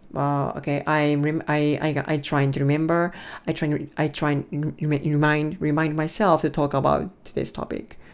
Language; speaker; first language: English; non-native, learner; Japanese